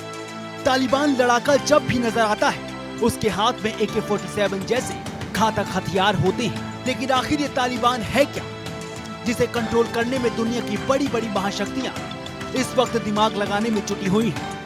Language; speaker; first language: Hindi; native; Hindi